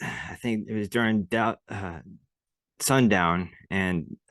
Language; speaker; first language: English; native; English